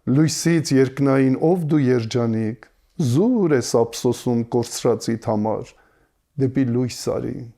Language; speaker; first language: Armenian; native; Armenian